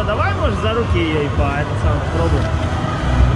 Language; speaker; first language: Russian; native; Russian